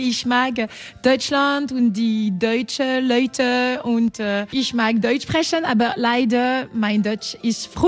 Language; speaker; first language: German; non-native, learner; French